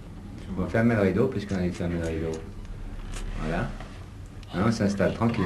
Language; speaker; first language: French; native; French